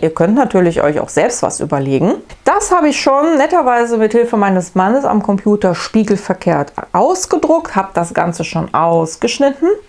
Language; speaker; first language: German; native; German